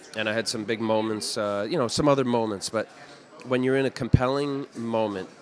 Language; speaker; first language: English; native; English